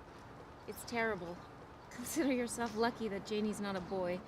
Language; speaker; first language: English; native; English